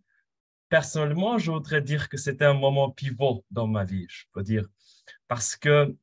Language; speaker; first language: French; non-native, fluent; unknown